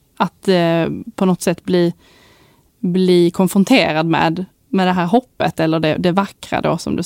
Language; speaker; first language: Swedish; native; Swedish